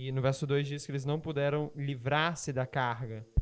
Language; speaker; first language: Portuguese; native; Portuguese